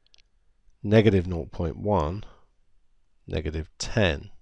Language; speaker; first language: English; native; English